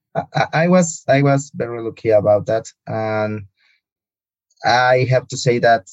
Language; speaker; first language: English; non-native, learner; Spanish